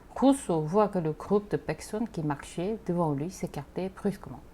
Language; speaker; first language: French; non-native, fluent; Korean